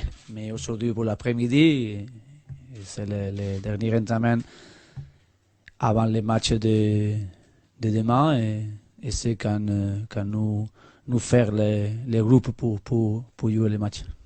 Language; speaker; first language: French; non-native, learner; Spanish